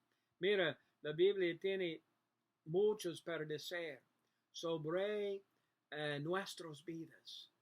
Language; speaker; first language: Spanish; non-native, learner; English